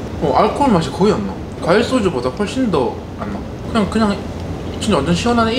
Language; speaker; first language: Korean; native; Korean